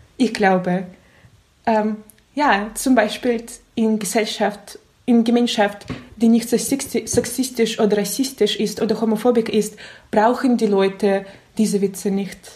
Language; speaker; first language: German; non-native, learner; Russian